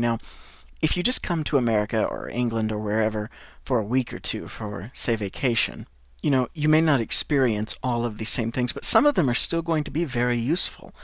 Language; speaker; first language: English; native; English